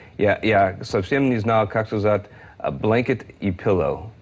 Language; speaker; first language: Russian; non-native, learner; English